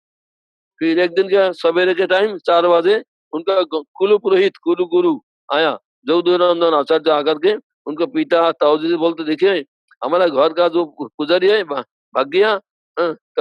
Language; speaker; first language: Hindi; non-native, local second language; Bangla